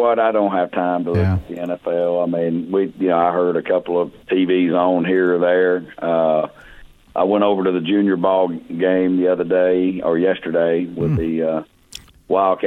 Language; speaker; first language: English; native; English